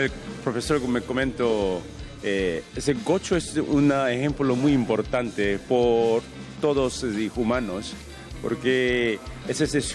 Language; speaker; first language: Spanish; non-native, learner; Korean